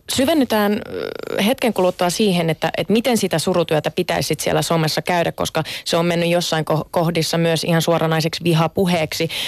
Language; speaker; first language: Finnish; early bilingual, other home language; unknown